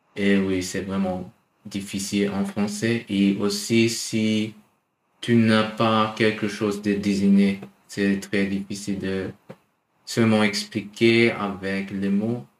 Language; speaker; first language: French; non-native, learner; German